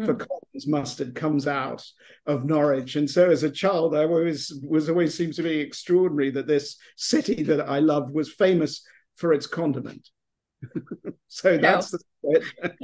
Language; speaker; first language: English; native; English